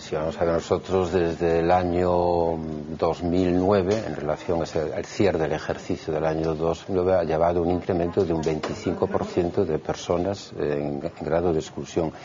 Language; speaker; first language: Spanish; native; Spanish